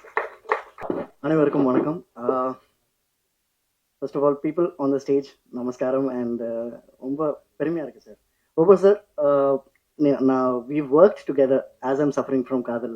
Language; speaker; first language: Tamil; non-native, fluent; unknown